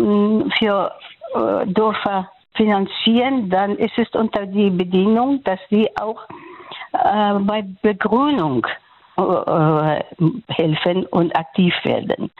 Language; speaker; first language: German; non-native, learner; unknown